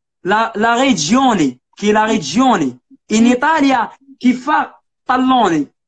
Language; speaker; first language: Italian; non-native, learner; Arabic